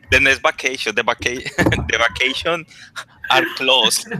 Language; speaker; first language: English; non-native, learner; Spanish